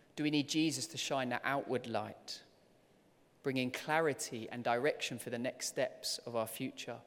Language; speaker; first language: English; native; English